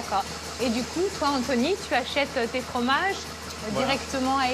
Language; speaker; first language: French; native; French